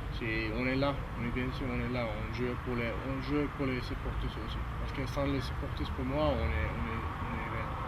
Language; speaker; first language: French; non-native, learner; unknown